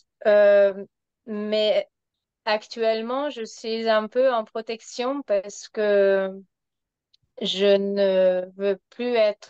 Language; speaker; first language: French; non-native, fluent; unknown